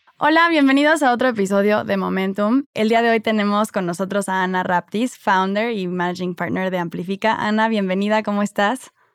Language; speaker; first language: Spanish; native; Spanish